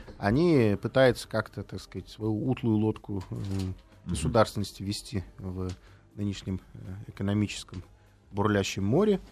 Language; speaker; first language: Russian; native; Russian